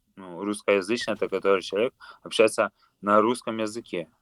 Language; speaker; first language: Russian; non-native, local second language; Ukrainian